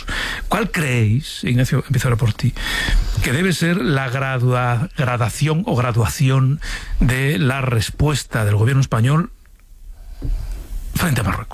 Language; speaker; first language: Spanish; native; Spanish